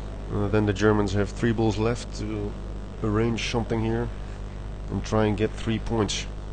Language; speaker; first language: English; non-native, fluent; Dutch